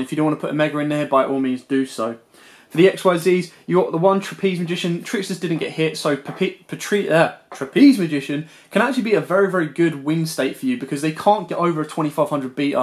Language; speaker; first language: English; native; English